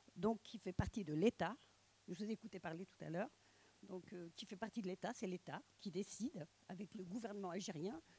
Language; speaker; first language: French; native; French